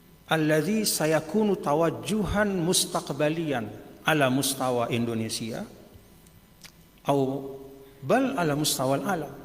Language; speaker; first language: Arabic; non-native, fluent; Indonesian